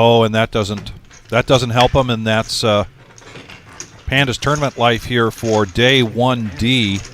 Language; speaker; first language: English; native; English